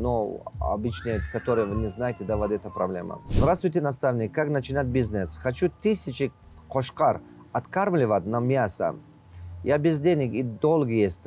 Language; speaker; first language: Russian; non-native, local second language; Tajik